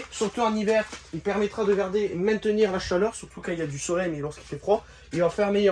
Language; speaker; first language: French; native; French